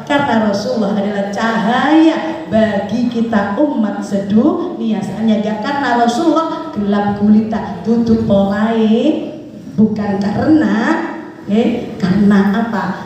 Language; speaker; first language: Indonesian; non-native, local second language; Javanese